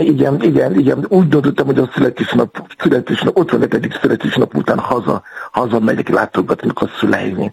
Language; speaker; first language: Hungarian; non-native, fluent; Yoruba